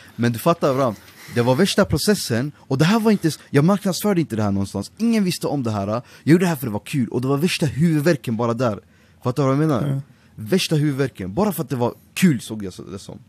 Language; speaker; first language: Swedish; early bilingual, other home language; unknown